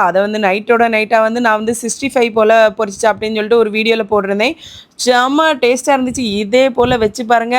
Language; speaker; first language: Tamil; native; Tamil